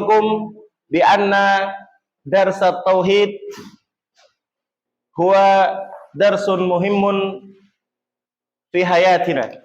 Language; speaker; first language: Arabic; non-native, learner; Indonesian